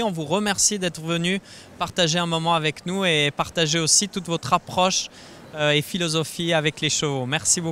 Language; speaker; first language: French; native; French